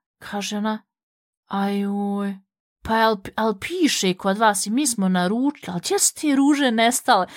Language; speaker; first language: Bosnian; early bilingual, heritage; Bosnian